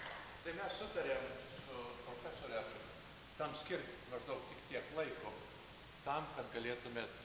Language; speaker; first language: Lithuanian; early bilingual, heritage; Lithuanian